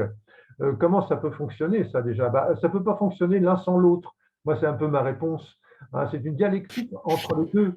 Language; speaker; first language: French; native; French